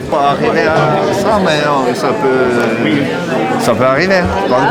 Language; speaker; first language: French; non-native, learner; Norwegian